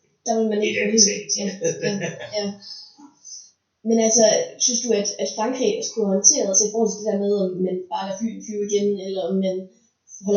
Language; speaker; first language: Danish; native; Danish